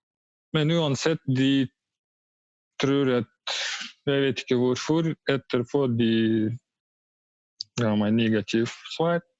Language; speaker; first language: Norwegian; non-native, learner; Russian